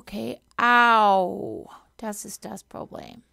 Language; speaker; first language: German; non-native, fluent; English